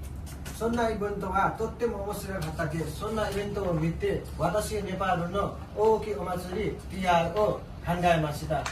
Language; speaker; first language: Japanese; non-native, learner; Nepali